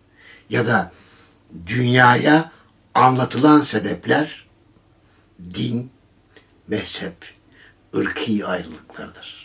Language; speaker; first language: Turkish; native; Turkish